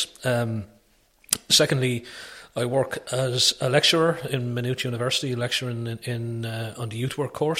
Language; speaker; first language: English; native; English